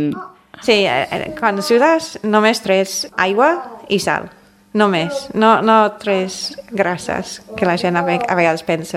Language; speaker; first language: Catalan; non-native, fluent; English